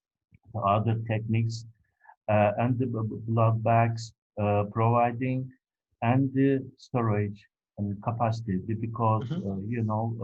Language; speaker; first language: English; non-native, fluent; Turkish